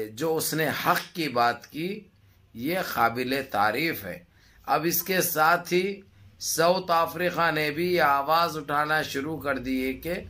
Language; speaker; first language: Urdu; native; Urdu